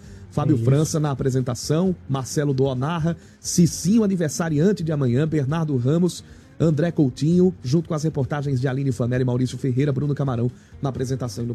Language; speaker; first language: Portuguese; native; Portuguese